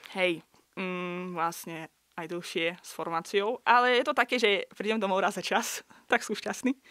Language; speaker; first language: Slovak; non-native, fluent; Azerbaijani